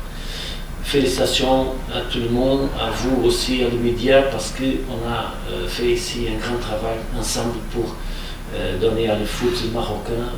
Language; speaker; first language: French; non-native, fluent; Portuguese